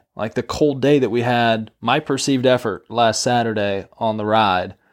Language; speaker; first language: English; native; English